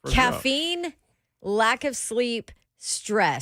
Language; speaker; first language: English; native; English